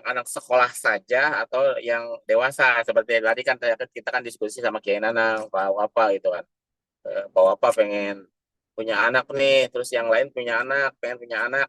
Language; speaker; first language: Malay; non-native, local second language; Sundanese